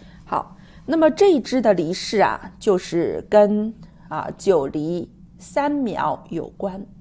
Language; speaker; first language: Chinese; native; Chinese